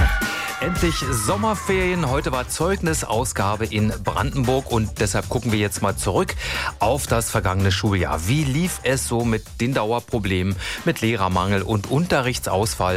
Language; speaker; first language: German; native; German